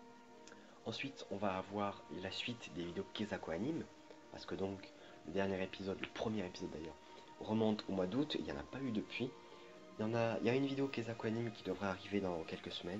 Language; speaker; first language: French; native; French